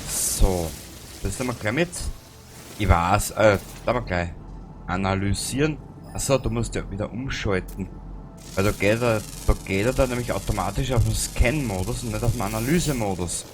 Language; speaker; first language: German; native; German